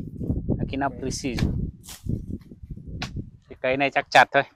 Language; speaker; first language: Portuguese; non-native, learner; Vietnamese